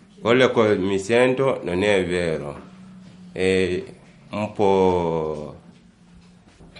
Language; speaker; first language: Italian; non-native, learner; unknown